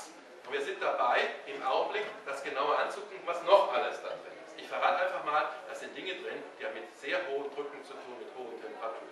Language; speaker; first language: German; native; German